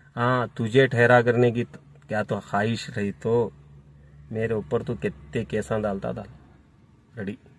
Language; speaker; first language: Hindi; non-native, local second language; Urdu